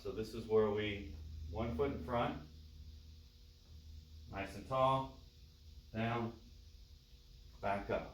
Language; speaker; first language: English; native; English